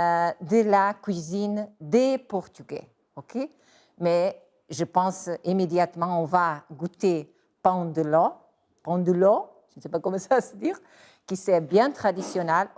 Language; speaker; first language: French; non-native, fluent; Portuguese